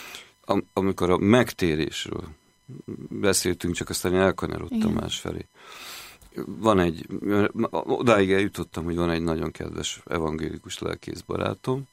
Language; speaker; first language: Hungarian; native; Hungarian